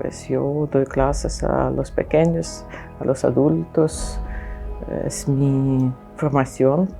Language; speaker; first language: Spanish; non-native, learner; Ukrainian